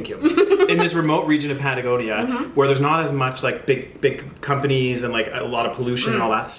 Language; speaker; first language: English; native; English